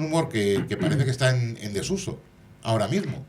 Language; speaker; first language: Spanish; native; Spanish